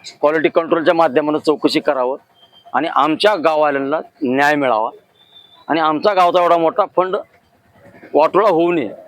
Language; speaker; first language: Marathi; native; Marathi